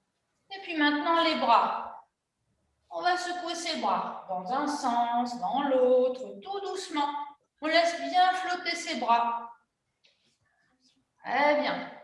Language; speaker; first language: French; native; French